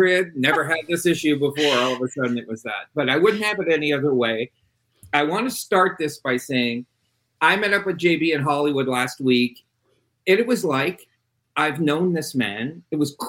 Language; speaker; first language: English; native; English